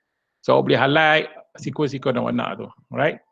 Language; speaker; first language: Malay; native; Malay